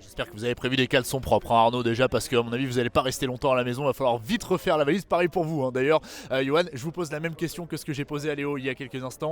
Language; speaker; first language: French; native; French